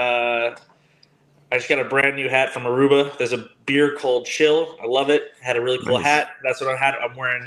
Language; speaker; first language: English; native; English